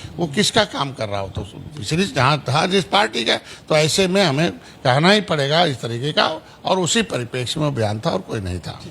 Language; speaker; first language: Hindi; native; Hindi